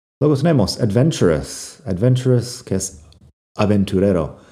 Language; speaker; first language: Spanish; non-native, fluent; English